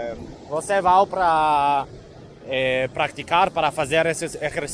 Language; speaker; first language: Portuguese; non-native, learner; Hebrew